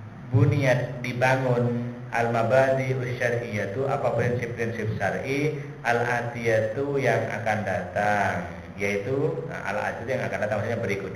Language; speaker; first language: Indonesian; native; Indonesian